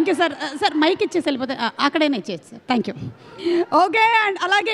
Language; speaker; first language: Telugu; native; Telugu